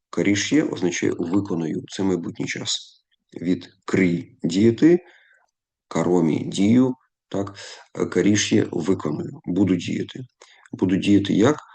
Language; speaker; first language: Ukrainian; non-native, local second language; Russian